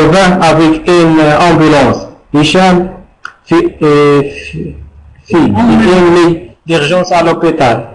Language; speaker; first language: French; non-native, learner; Arabic